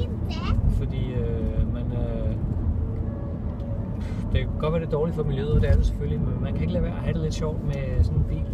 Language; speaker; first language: Danish; native; Danish